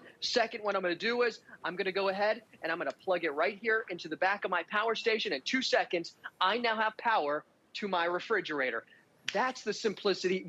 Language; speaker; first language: English; native; English